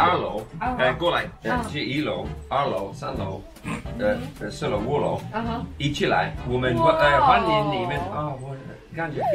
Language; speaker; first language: Chinese; non-native, learner; English